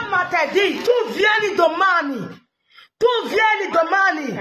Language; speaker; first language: Italian; non-native, learner; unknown